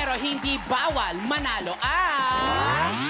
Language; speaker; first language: Filipino; native; Filipino